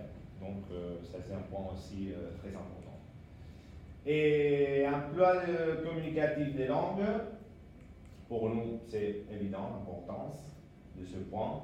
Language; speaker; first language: French; non-native, fluent; Spanish